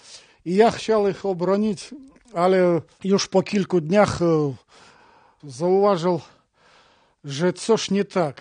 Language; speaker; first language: Polish; non-native, learner; Russian